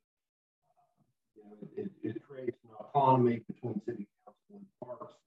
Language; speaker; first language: English; native; English